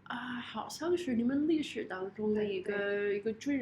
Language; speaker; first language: Chinese; non-native, fluent; English